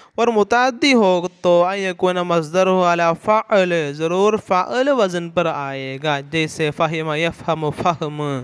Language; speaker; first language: Urdu; non-native, fluent; Malayalam